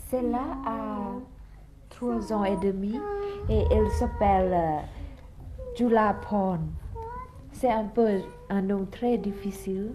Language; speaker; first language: French; non-native, fluent; Thai